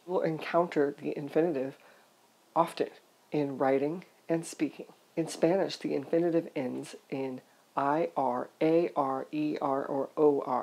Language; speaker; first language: English; native; English